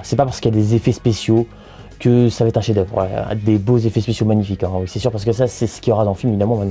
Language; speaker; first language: French; native; French